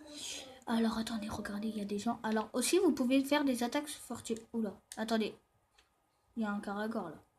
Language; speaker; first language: French; native; French